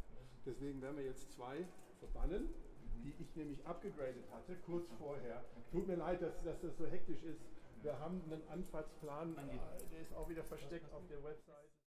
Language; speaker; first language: German; native; German